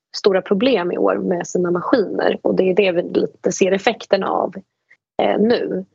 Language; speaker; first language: Swedish; native; Swedish